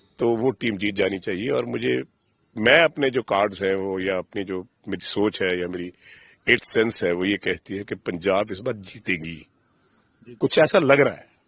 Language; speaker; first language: Hindi; non-native, local second language; Punjabi